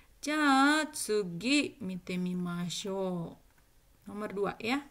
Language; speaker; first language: Japanese; non-native, fluent; Indonesian